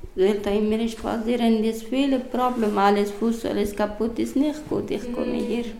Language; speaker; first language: German; non-native, learner; Persian